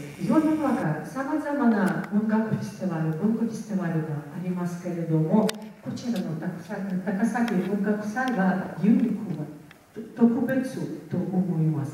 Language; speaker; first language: Japanese; non-native, learner; Russian